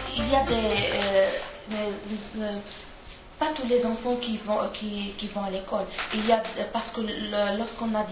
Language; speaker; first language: French; non-native, learner; Arabic